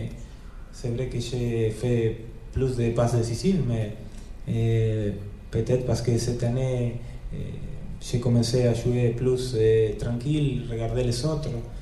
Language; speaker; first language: French; non-native, learner; Spanish